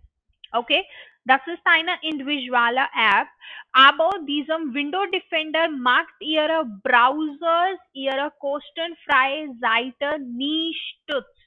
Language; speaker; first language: German; non-native, learner; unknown